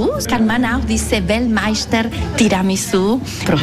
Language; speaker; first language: German; non-native, local second language; Italian